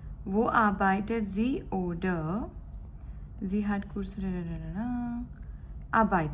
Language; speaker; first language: German; non-native, fluent; Gujarati